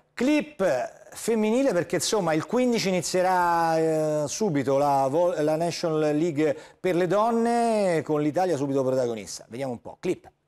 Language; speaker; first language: Italian; native; Italian